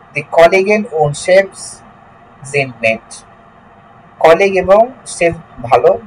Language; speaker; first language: German; non-native, learner; Bangla